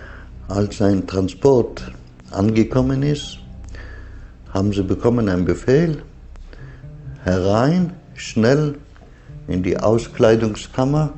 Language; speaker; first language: German; non-native, learner; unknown